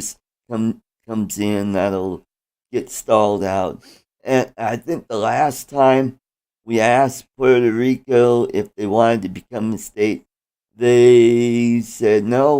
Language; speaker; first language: English; native; English